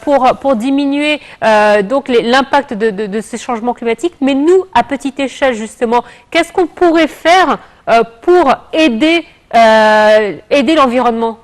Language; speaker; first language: French; non-native, fluent; Arabic